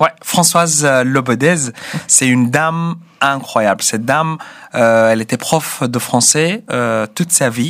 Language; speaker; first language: French; non-native, fluent; Arabic